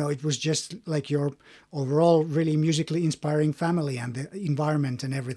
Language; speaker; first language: English; non-native, fluent; Finnish